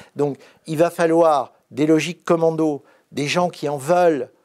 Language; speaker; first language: French; native; French